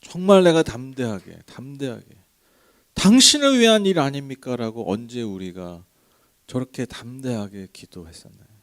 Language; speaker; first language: Korean; native; Korean